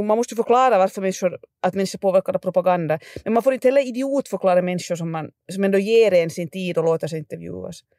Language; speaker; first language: Swedish; native; Swedish